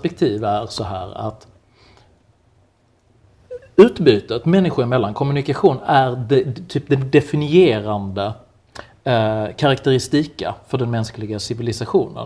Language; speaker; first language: Swedish; native; Swedish